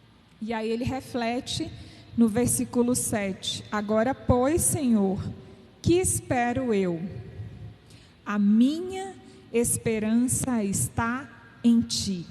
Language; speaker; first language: Portuguese; native; Portuguese